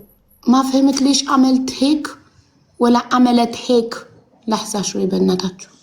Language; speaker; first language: Arabic; non-native, fluent; Amharic